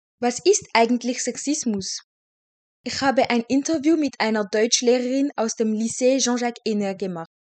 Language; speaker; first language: German; non-native, fluent; French